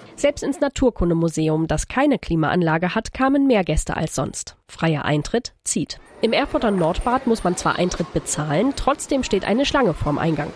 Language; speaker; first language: German; native; German